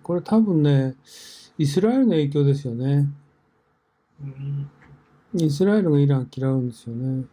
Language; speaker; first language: Japanese; native; Japanese